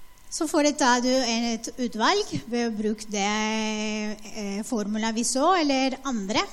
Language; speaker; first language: Norwegian; non-native, fluent; Spanish